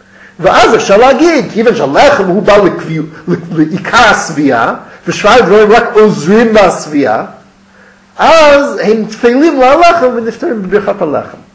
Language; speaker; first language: Hebrew; non-native, fluent; English